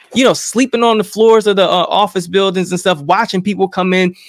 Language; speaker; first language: English; native; English